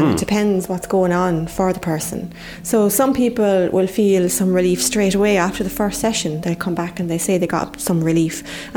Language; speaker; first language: English; native; English